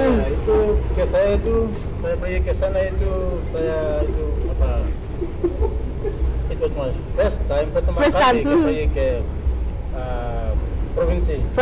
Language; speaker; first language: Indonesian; non-native, learner; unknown